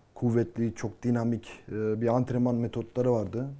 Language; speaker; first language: Turkish; native; Turkish